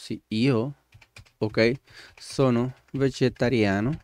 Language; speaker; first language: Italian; non-native, learner; Spanish